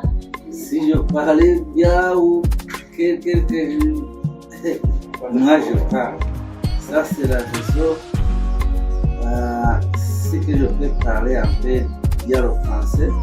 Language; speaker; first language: French; non-native, learner; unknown